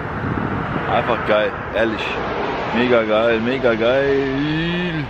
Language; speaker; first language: German; early bilingual, other home language; Turkish